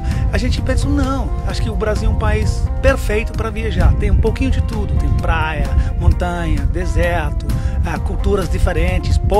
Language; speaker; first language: Portuguese; non-native, fluent; English